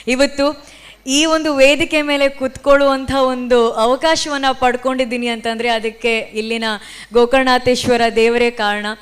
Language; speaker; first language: Kannada; non-native, local second language; Tulu